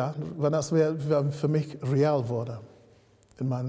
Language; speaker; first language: German; non-native, fluent; English